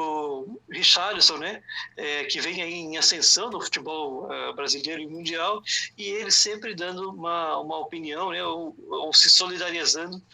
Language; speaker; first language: Portuguese; native; Portuguese